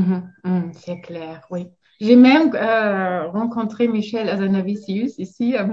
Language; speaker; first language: French; non-native, fluent; German